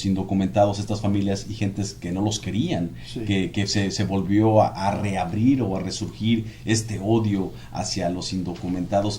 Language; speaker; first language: Spanish; native; Spanish